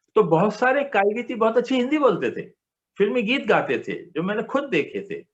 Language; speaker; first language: Hindi; native; Hindi